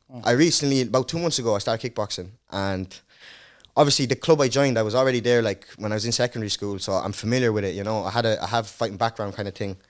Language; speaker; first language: English; early bilingual, other home language; Dutch